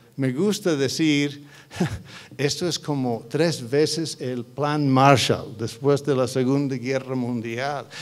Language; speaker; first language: Spanish; non-native, fluent; English